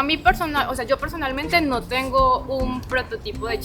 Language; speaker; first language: Spanish; native; Spanish